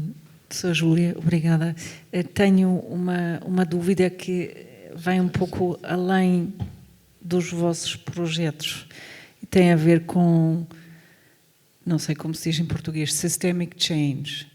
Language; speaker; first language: Portuguese; non-native, fluent; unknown